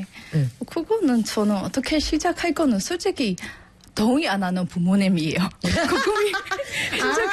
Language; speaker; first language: Korean; non-native, learner; Burmese